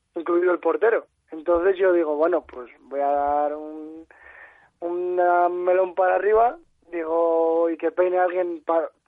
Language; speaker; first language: Spanish; native; Spanish